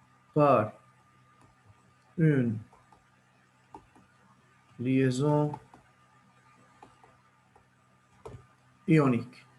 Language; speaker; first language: French; non-native, local second language; Arabic